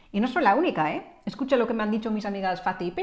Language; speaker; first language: Spanish; non-native, fluent; English